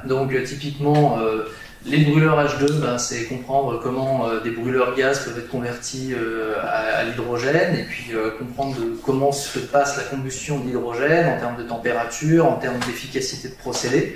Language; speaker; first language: French; native; French